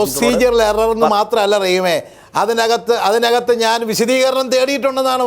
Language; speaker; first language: Malayalam; native; Malayalam